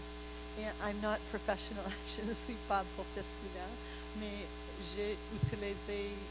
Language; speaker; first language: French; non-native, learner; English